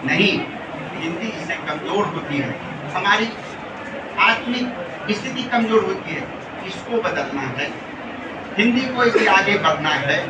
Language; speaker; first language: Hindi; native; Hindi